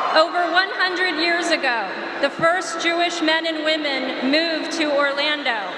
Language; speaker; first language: English; native; English